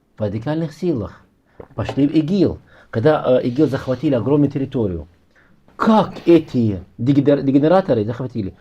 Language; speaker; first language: Russian; non-native, fluent; Arabic